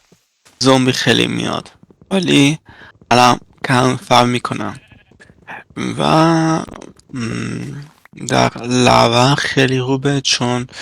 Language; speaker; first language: Persian; non-native, learner; Italian